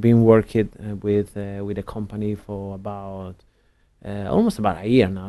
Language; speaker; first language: English; non-native, fluent; Italian